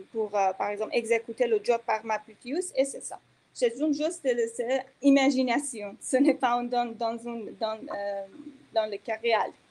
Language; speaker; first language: French; non-native, fluent; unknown